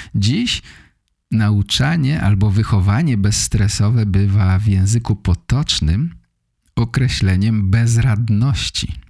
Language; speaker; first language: Polish; native; Polish